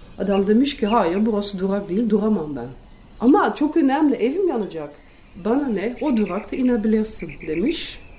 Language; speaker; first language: Turkish; non-native, fluent; Dutch